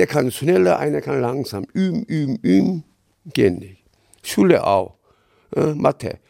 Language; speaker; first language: German; non-native, learner; Korean